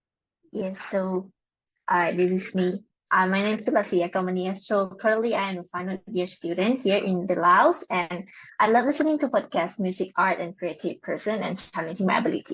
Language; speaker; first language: English; non-native, learner; Lao